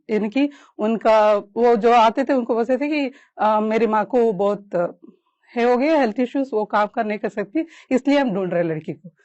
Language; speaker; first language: Hindi; non-native, local second language; Kannada